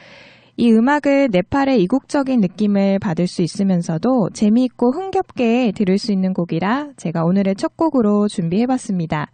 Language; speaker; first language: Korean; native; Korean